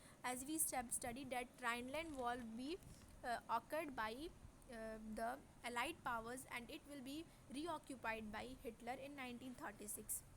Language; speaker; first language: English; non-native, local second language; Hindi